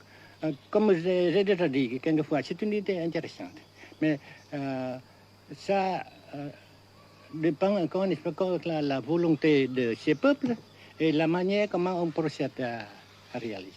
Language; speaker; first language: French; non-native, fluent; Vietnamese